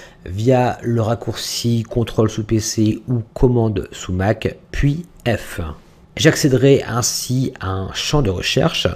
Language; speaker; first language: French; native; French